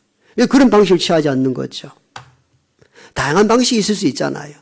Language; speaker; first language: Korean; native; Korean